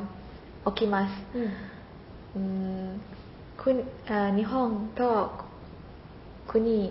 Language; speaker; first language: Japanese; non-native, learner; Indonesian